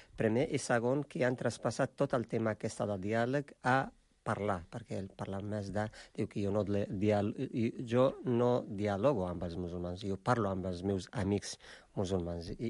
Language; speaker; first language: Catalan; non-native, fluent; Arabic